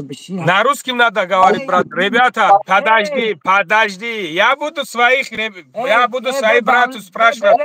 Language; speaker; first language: Russian; non-native, learner; Tajik